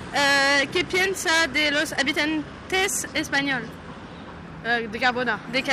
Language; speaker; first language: Spanish; non-native, learner; French